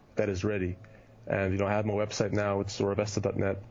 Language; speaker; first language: English; early bilingual, heritage; German